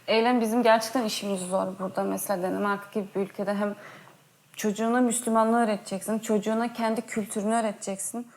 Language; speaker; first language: Turkish; early bilingual, heritage; Turkish